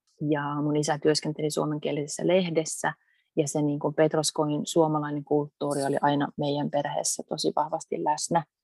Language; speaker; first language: Finnish; early bilingual, heritage; Finnish